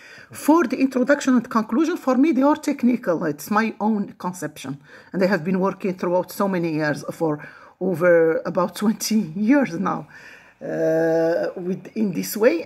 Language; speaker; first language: English; non-native, fluent; Arabic